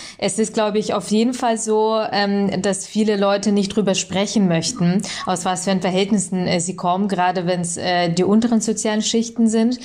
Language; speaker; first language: German; early bilingual, other home language; Russian